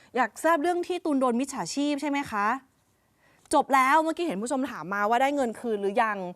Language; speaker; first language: Thai; native; Thai